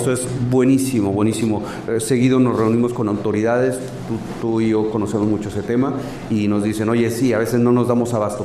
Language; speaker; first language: Spanish; native; Spanish